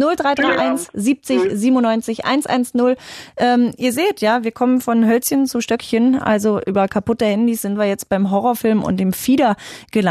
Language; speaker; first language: German; native; German